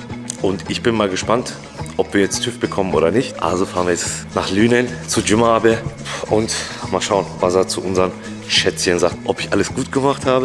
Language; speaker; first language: German; native; German